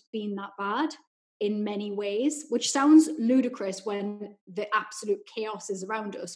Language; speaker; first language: English; native; English